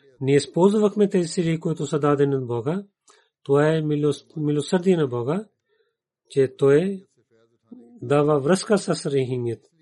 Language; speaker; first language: Bulgarian; non-native, learner; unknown